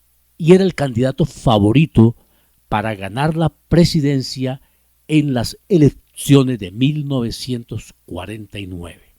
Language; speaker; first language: Spanish; native; Spanish